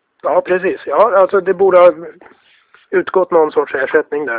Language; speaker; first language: Swedish; native; Swedish